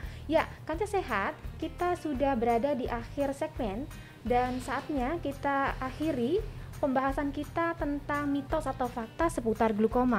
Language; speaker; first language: Indonesian; native; Indonesian